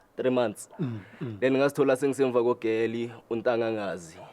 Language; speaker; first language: Zulu; non-native, local second language; South Ndebele